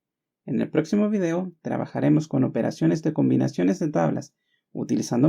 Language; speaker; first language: Spanish; native; Spanish